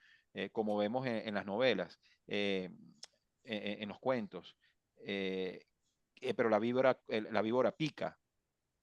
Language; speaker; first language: Spanish; native; Spanish